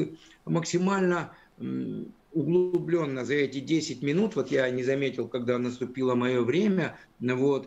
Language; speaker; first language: Russian; native; Russian